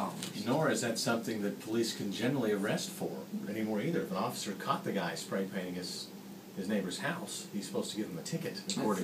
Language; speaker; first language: English; native; English